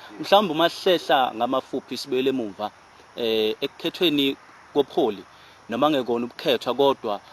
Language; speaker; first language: Zulu; native; Zulu